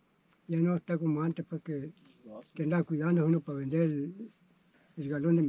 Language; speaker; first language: Spanish; native; Spanish